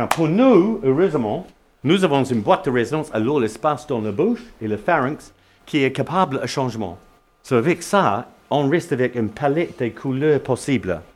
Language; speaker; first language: French; non-native, learner; English